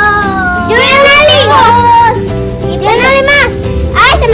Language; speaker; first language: Spanish; native; Spanish